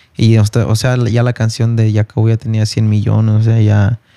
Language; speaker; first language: Spanish; early bilingual, heritage; Spanish